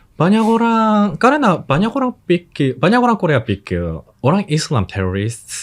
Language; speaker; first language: Indonesian; non-native, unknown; Korean